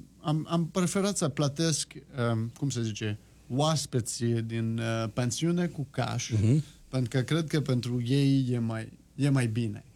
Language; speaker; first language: Romanian; non-native, learner; French